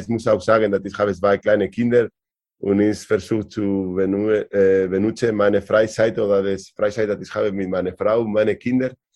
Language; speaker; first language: German; non-native, learner; Spanish